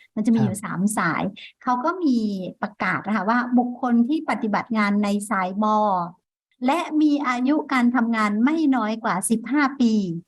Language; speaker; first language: Thai; non-native, local second language; Khmer